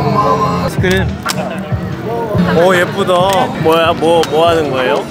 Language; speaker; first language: Korean; native; Korean